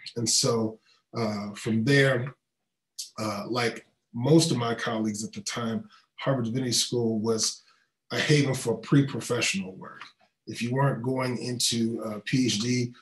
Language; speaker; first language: English; native; English